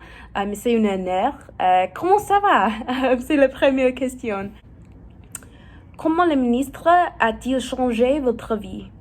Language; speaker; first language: French; non-native, learner; English